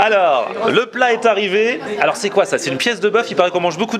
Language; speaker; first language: French; native; French